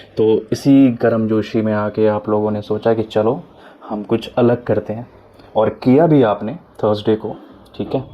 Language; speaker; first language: Hindi; native; Hindi